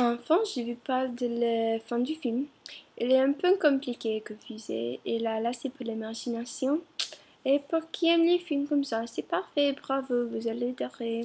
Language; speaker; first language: French; non-native, learner; English